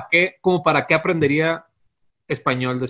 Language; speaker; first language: Spanish; native; Spanish